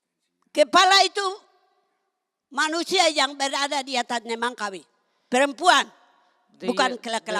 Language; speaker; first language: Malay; non-native, local second language; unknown